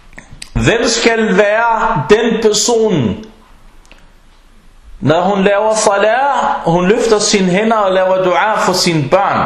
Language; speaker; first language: Danish; early bilingual, other home language; Arabic